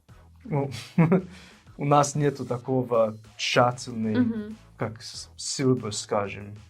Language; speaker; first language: Russian; non-native, fluent; English